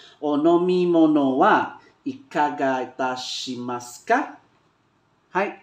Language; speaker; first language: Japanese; non-native, learner; Malay